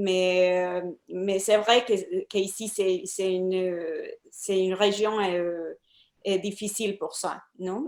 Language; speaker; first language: French; non-native, fluent; Spanish